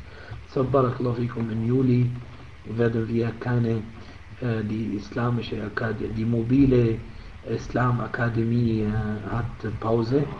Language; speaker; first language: German; non-native, fluent; Arabic